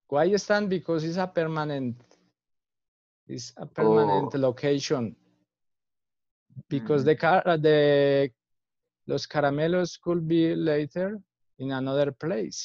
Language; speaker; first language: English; non-native, fluent; Spanish